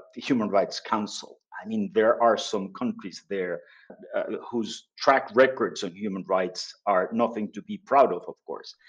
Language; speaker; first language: English; non-native, fluent; Spanish